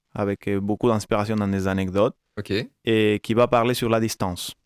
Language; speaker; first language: French; non-native, fluent; Spanish